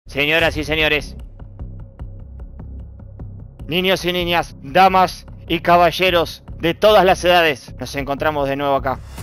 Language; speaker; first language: Spanish; native; Spanish